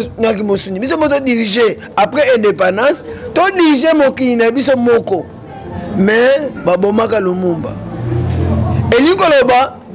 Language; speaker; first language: Lingala; non-native, local second language; Kongo